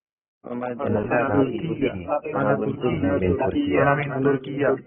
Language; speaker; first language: Arabic; non-native, learner; Urdu